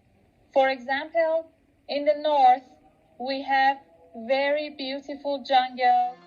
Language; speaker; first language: English; non-native, local second language; Persian